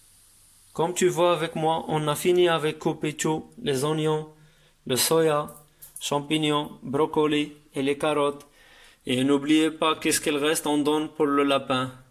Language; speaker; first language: French; non-native, learner; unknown